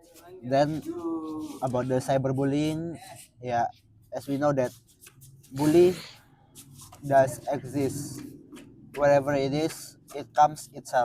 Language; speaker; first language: English; non-native, fluent; Indonesian